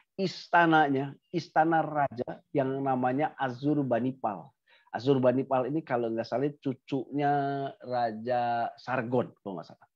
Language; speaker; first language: Indonesian; native; Indonesian